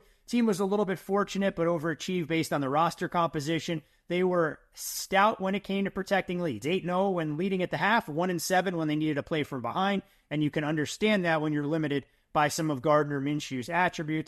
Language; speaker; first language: English; native; English